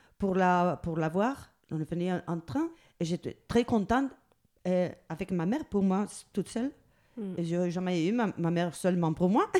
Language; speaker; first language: French; non-native, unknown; Spanish